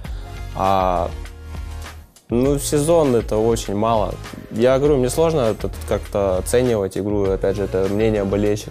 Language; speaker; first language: Russian; native; Russian